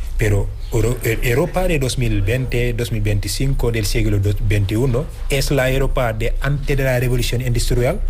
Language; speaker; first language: Spanish; non-native, fluent; Wolof